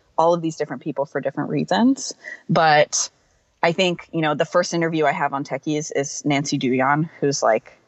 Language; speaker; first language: English; native; English